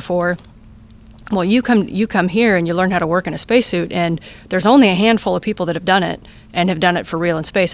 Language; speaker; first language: English; native; English